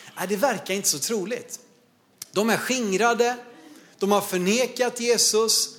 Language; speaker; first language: Swedish; native; Swedish